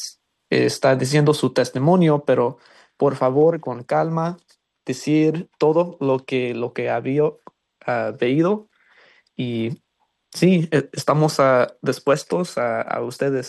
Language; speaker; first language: Spanish; non-native, learner; English